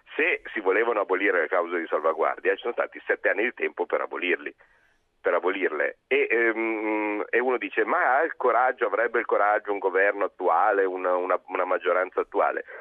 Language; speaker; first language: Italian; native; Italian